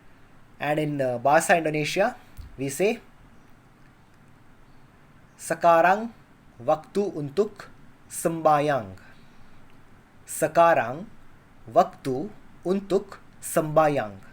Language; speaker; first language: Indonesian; non-native, learner; Kannada